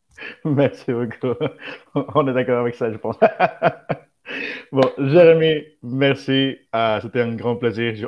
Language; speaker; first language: French; non-native, fluent; Spanish